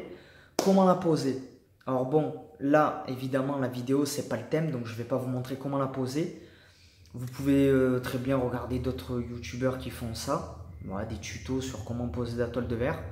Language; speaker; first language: French; native; French